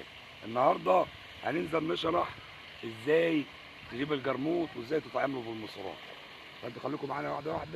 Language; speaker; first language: Arabic; native; Arabic